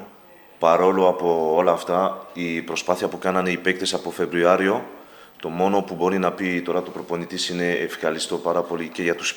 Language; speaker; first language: Greek; non-native, learner; Spanish